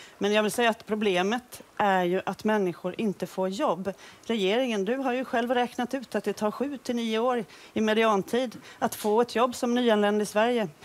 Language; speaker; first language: Swedish; native; Swedish